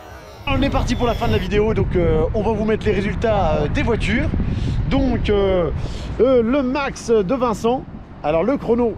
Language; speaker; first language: French; native; French